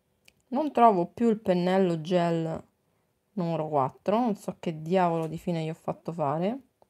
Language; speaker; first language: Italian; native; Italian